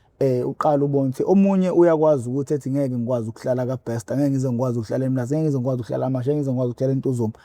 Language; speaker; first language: Zulu; native; Zulu